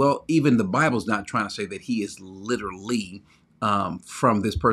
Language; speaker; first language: English; native; English